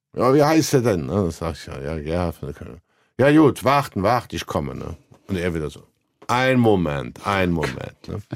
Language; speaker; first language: German; native; German